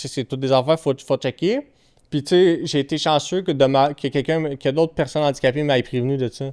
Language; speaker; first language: French; native; French